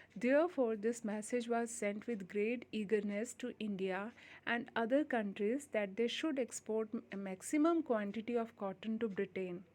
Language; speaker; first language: English; non-native, local second language; Hindi